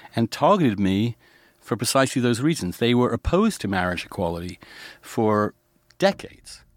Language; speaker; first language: English; native; English